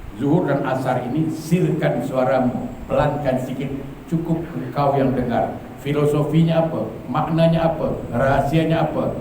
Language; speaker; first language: Malay; native; Malay